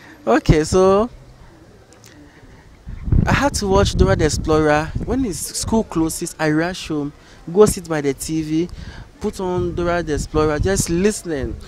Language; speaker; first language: English; non-native, local second language; Ga